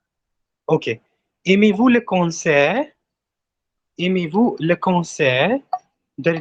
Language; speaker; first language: French; non-native, fluent; Hindi